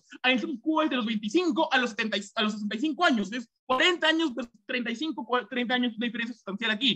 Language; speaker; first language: Spanish; native; Spanish